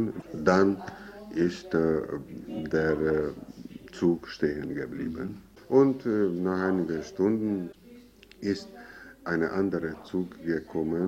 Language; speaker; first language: German; non-native, fluent; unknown